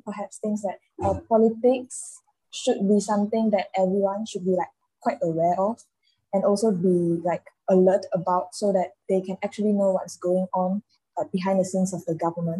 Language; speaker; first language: English; non-native, local second language; Chinese